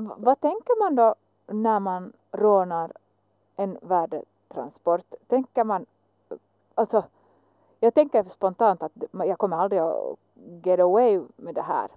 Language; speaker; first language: Swedish; native; Swedish